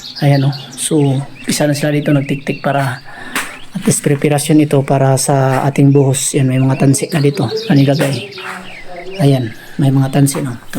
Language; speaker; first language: Filipino; non-native, local second language; Cebuano